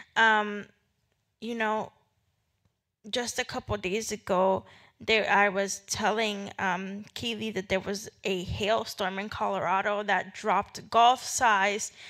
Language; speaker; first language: English; native; English